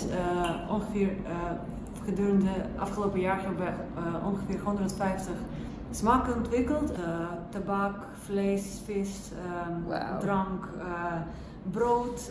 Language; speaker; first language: Dutch; non-native, fluent; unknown